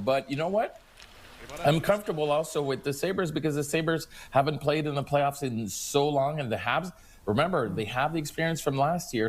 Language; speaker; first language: English; non-native, local second language; French